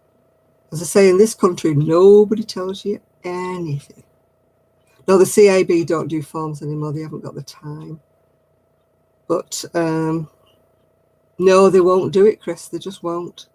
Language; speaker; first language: English; native; English